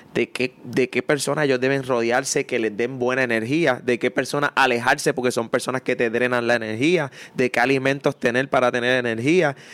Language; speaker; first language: Spanish; native; Spanish